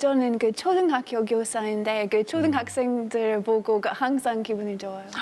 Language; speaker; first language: Korean; non-native, fluent; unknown